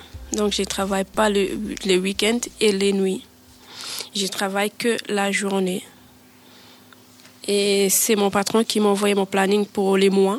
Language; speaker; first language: French; non-native, learner; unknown